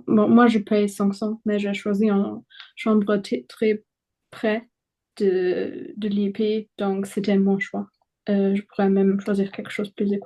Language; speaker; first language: French; non-native, fluent; German